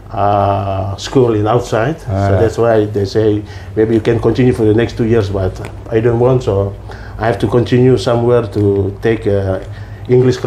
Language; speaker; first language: English; non-native, learner; Indonesian